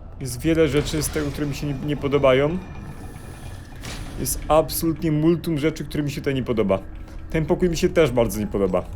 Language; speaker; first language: Polish; native; Polish